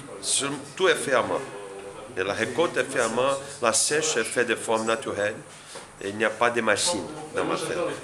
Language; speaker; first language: French; non-native, learner; Portuguese